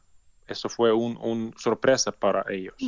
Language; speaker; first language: Spanish; non-native, learner; Ukrainian